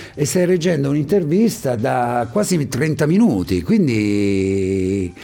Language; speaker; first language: Italian; native; Italian